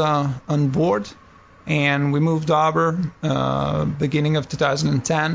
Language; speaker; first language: English; non-native, fluent; Italian